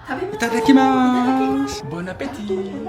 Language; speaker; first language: Japanese; non-native, learner; French